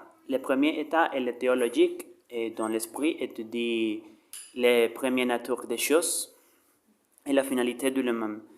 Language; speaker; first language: French; non-native, learner; Spanish